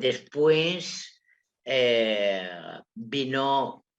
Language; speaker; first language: Spanish; non-native, local second language; Catalan